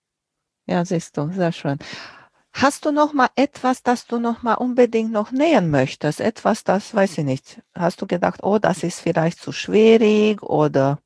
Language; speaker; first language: German; non-native, fluent; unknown